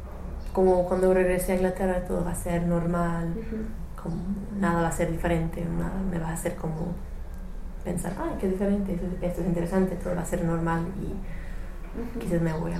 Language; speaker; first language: Spanish; non-native, fluent; English